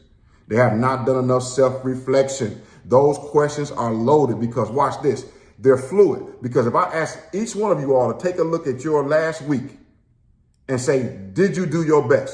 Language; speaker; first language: English; native; English